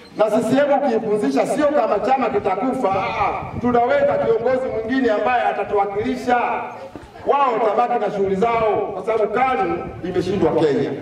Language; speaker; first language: Swahili; native; Swahili